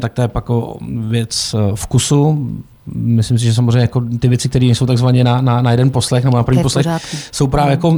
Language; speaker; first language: Czech; native; Czech